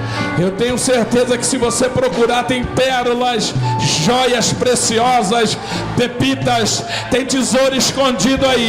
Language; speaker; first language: Portuguese; native; Portuguese